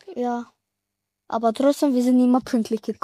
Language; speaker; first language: German; early bilingual, other home language; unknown